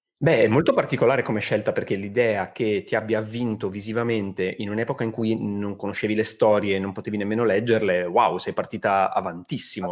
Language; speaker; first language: Italian; native; Italian